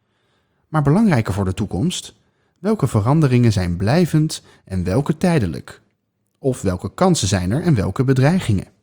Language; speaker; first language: Dutch; native; Dutch